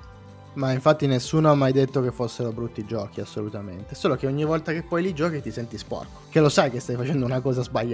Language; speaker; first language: Italian; native; Italian